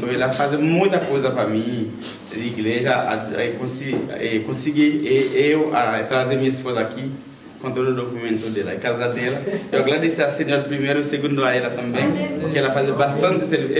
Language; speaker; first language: Portuguese; non-native, learner; Haitian Creole